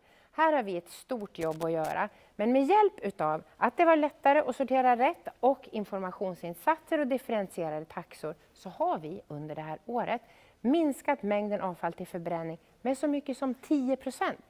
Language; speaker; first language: Swedish; native; Swedish